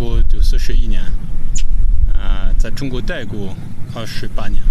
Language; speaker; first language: Chinese; non-native, fluent; French